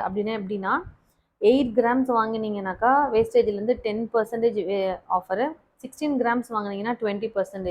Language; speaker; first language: Tamil; native; Tamil